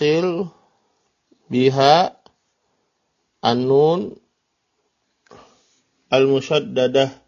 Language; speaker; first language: Arabic; non-native, fluent; Indonesian